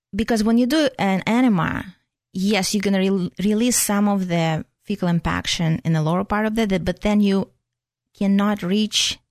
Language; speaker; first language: English; non-native, fluent; Russian